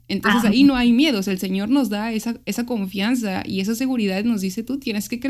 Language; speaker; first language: Spanish; native; Spanish